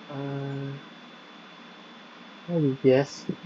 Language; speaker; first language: English; non-native, learner; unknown